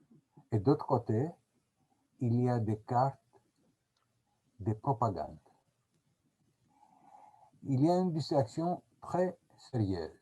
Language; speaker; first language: French; non-native, fluent; Greek